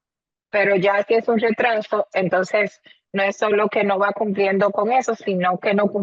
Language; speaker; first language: Spanish; native; Spanish